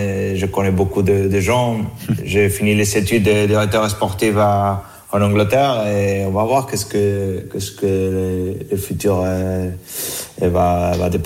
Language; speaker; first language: French; non-native, fluent; Spanish